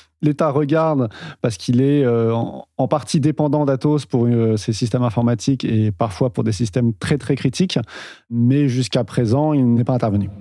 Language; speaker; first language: French; native; French